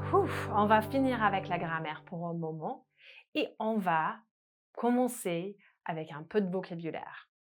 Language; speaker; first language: French; non-native, fluent; English